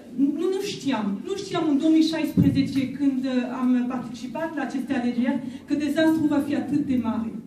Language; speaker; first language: Romanian; non-native, fluent; French